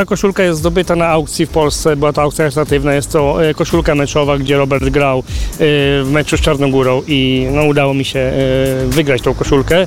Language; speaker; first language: Polish; native; Polish